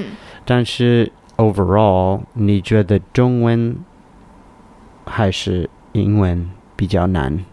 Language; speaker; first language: Chinese; non-native, learner; English